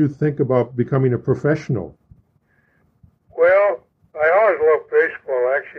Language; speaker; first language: English; native; English